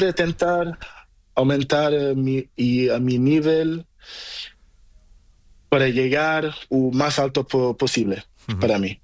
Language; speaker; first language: Spanish; non-native, learner; Portuguese